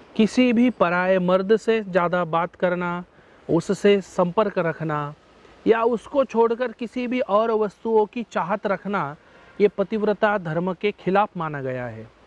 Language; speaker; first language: Hindi; non-native, local second language; Marathi